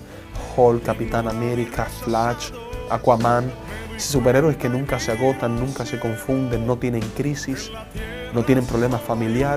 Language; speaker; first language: Spanish; native; Spanish